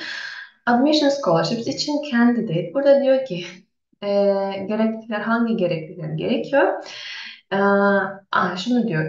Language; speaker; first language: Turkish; non-native, fluent; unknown